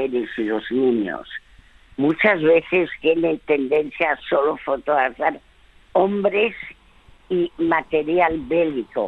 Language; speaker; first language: Spanish; early bilingual, other home language; French